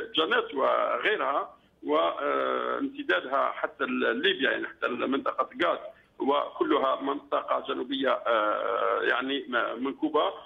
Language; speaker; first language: Arabic; native; Arabic